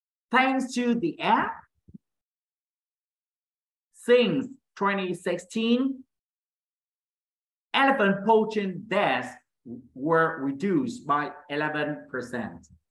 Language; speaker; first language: English; non-native, fluent; Vietnamese